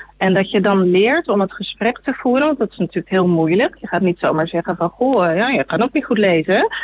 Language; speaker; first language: Dutch; native; Dutch